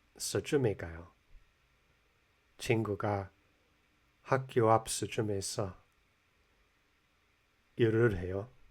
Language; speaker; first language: Korean; non-native, learner; English